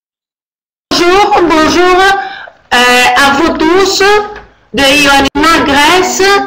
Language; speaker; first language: French; non-native, learner; Greek